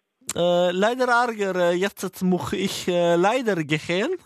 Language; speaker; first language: German; non-native, learner; Norwegian